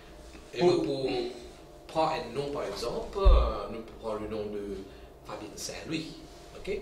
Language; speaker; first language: French; non-native, local second language; Morisyen